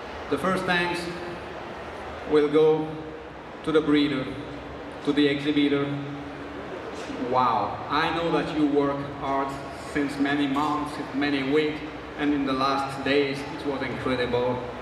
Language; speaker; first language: English; non-native, fluent; French